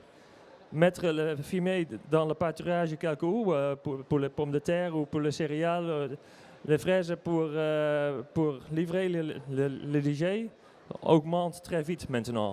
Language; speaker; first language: French; non-native, learner; Dutch